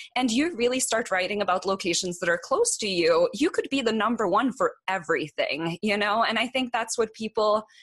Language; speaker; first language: English; non-native, fluent; Norwegian